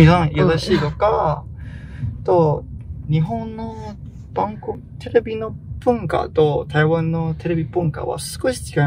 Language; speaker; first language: Japanese; non-native, learner; Chinese